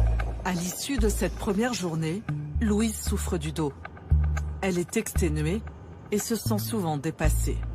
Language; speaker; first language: French; native; French